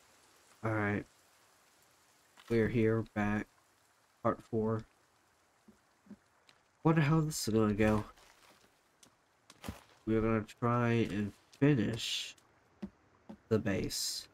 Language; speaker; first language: English; native; English